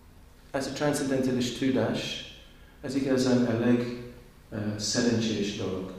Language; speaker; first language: Hungarian; non-native, learner; English